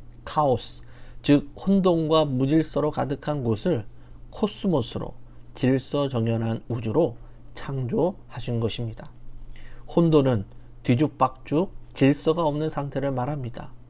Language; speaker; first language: Korean; native; Korean